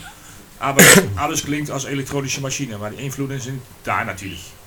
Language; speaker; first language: German; non-native, learner; Dutch